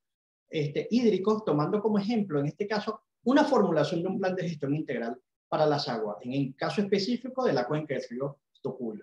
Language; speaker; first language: Spanish; native; Spanish